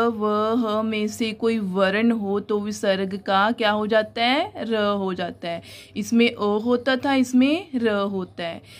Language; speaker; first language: Hindi; non-native, local second language; Punjabi